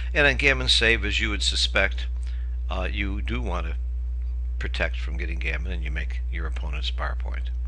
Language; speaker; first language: English; native; English